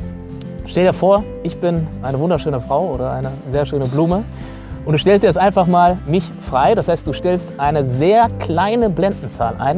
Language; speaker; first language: German; native; German